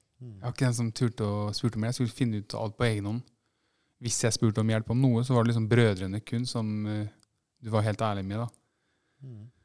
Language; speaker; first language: Norwegian; native; Norwegian